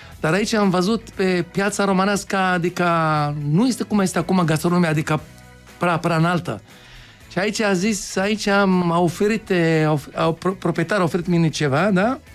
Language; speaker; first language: Romanian; non-native, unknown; Hebrew